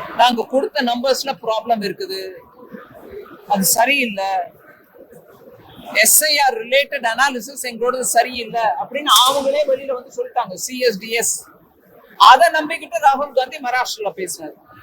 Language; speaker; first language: Tamil; native; Tamil